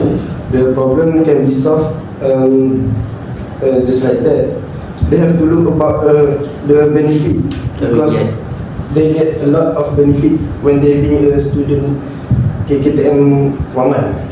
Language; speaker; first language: English; non-native, learner; Malay